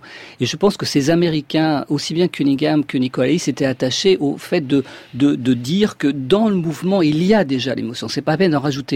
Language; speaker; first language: French; native; French